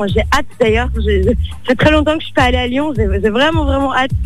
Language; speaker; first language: French; native; French